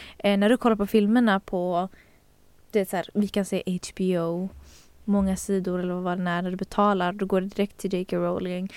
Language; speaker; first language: Swedish; native; Swedish